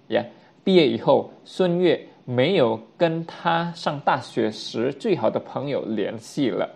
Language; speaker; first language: Chinese; non-native, fluent; Indonesian